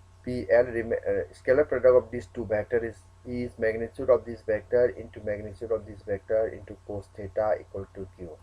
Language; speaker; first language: English; non-native, local second language; Manipuri